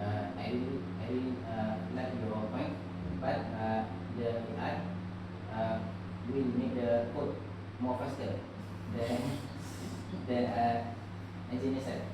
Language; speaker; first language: English; non-native, learner; Malay